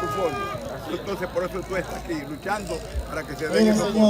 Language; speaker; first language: Spanish; native; Spanish